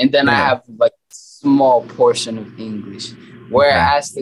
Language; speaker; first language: English; non-native, local second language; Filipino